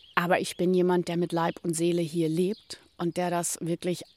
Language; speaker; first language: German; native; German